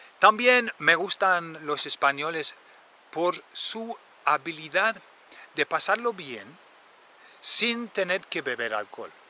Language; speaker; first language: Spanish; non-native, fluent; English